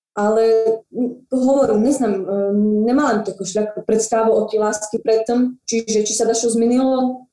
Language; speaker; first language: Slovak; non-native, local second language; Rusyn